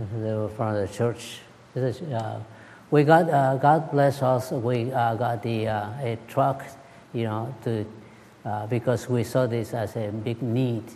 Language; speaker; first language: English; non-native, learner; Spanish